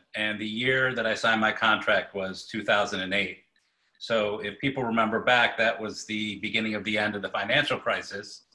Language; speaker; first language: English; native; English